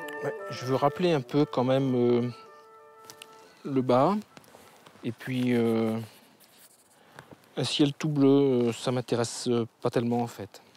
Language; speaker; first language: French; native; French